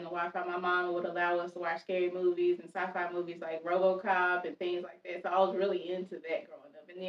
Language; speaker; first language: English; native; English